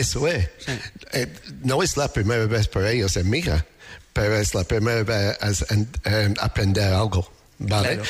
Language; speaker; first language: Spanish; non-native, learner; English